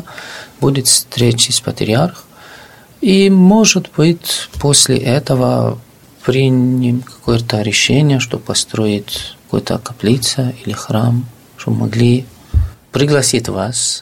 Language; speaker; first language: Russian; non-native, fluent; Arabic